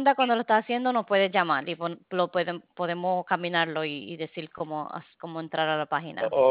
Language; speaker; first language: Spanish; non-native, fluent; English